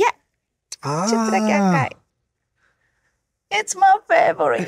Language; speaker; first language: English; non-native, learner; Japanese